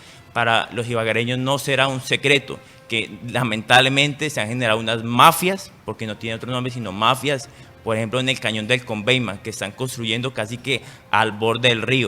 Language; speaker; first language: Spanish; native; Spanish